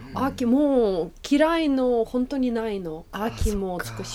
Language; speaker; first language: Japanese; non-native, learner; Russian